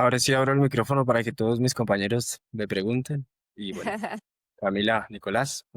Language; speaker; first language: Spanish; native; Spanish